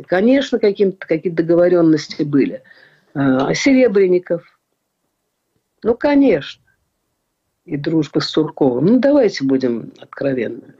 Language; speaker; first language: Russian; native; Russian